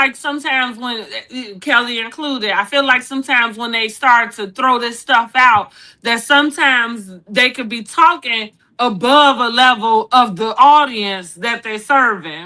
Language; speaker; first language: English; native; English